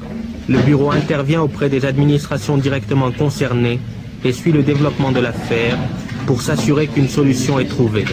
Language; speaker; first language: French; native; French